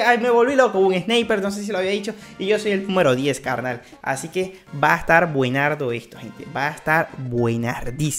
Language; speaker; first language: Spanish; native; Spanish